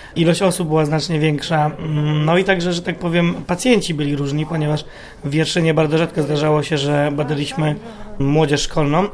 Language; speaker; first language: Polish; native; Polish